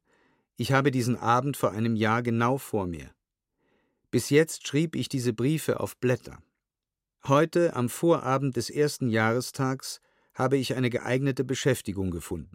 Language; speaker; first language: German; native; German